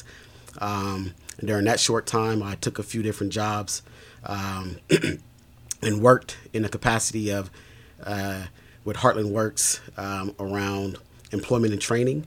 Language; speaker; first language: English; native; English